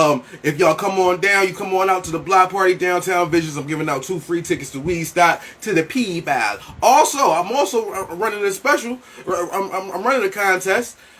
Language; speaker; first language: English; native; English